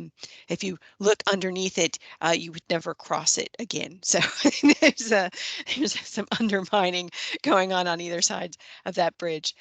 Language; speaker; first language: English; native; English